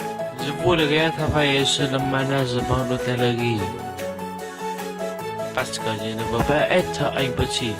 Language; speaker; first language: French; non-native, learner; Vietnamese